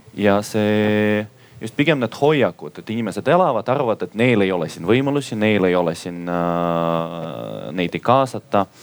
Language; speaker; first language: Estonian; non-native, local second language; Russian